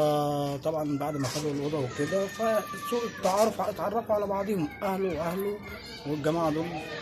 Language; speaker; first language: Arabic; native; Arabic